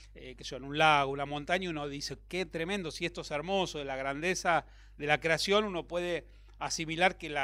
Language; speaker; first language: Spanish; native; Spanish